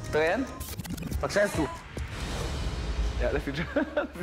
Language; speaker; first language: German; non-native, learner; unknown